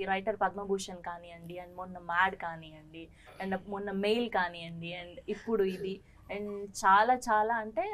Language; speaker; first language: Telugu; native; Telugu